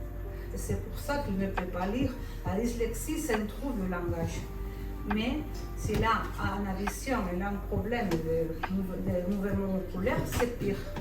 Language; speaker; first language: French; non-native, fluent; Spanish